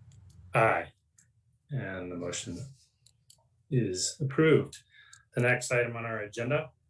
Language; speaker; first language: English; native; English